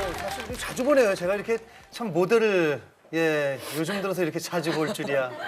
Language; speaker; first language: Korean; native; Korean